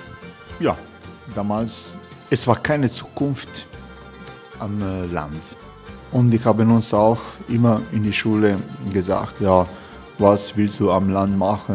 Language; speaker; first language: German; non-native, fluent; Croatian